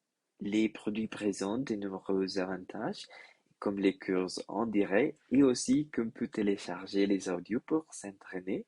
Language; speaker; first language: French; non-native, learner; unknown